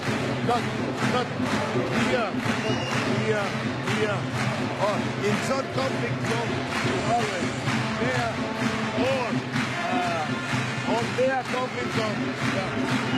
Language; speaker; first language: English; non-native, learner; Italian